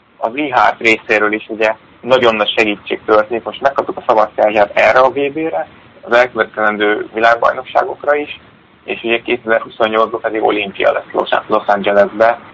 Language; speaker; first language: Hungarian; native; Hungarian